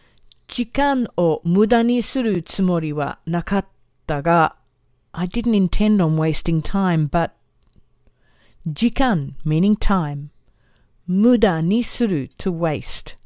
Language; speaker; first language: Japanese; non-native, fluent; English